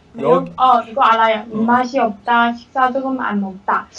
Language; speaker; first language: Korean; non-native, learner; Chinese